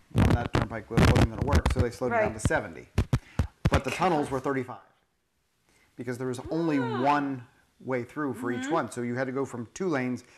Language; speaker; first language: English; native; English